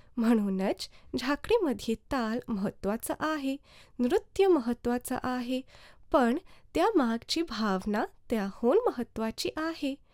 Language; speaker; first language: Marathi; early bilingual, heritage; Marathi